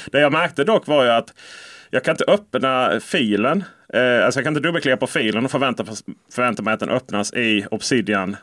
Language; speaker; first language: Swedish; native; Swedish